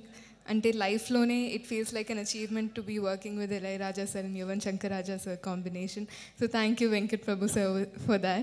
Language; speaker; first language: Telugu; non-native, local second language; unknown